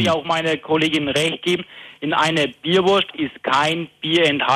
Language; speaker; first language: German; native; German